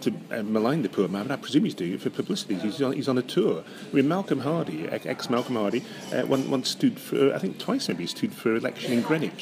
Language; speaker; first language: English; native; English